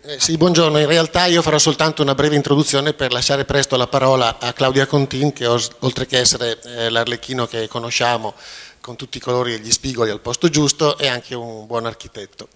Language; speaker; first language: Italian; native; Italian